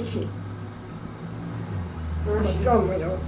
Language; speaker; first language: Hungarian; early bilingual, heritage; Hungarian